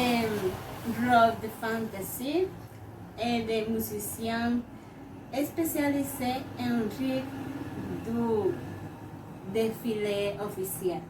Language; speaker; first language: French; non-native, learner; Spanish